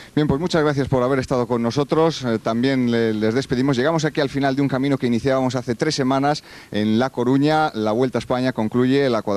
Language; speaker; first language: Spanish; native; Spanish